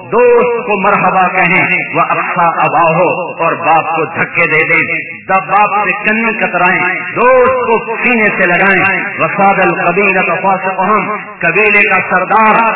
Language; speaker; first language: Urdu; non-native, local second language; Punjabi